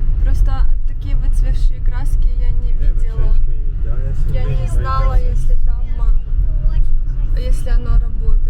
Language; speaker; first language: Russian; native; Russian